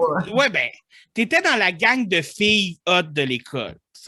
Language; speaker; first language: French; native; French